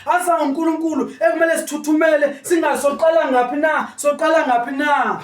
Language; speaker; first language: Zulu; non-native, local second language; Xhosa